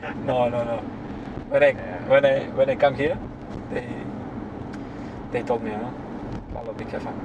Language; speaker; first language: English; non-native, learner; Serbian